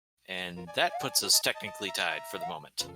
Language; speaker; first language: English; native; English